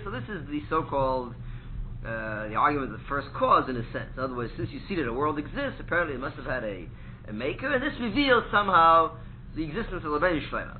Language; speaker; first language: English; native; English